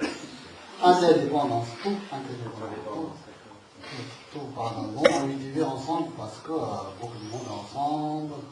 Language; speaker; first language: French; non-native, learner; Tibetan